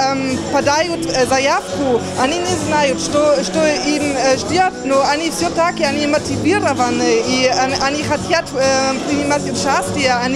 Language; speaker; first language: Russian; non-native, fluent; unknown